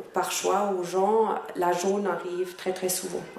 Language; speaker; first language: French; non-native, fluent; German